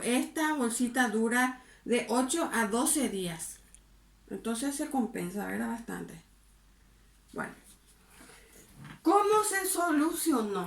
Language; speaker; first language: Spanish; native; Spanish